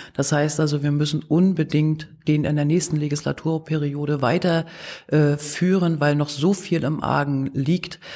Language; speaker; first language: German; native; German